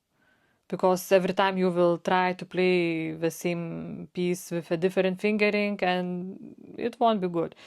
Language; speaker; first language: English; non-native, fluent; Lithuanian